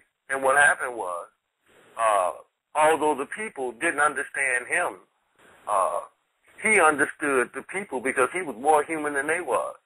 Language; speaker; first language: English; native; English